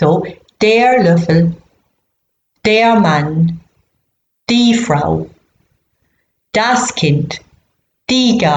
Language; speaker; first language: German; non-native, fluent; English